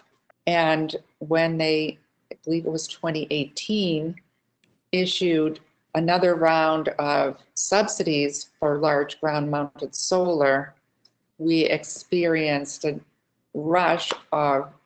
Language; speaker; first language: English; native; English